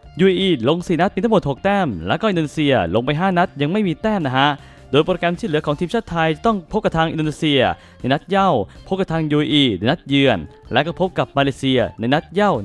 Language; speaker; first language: Thai; native; Thai